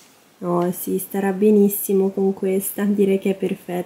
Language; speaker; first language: Italian; native; Italian